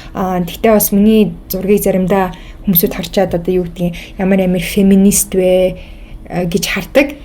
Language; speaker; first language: Mongolian; early bilingual, heritage; Mongolian